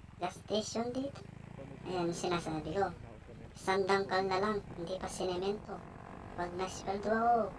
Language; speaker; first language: Filipino; non-native, local second language; Pampanga